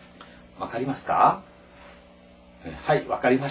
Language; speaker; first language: Japanese; non-native, fluent; Korean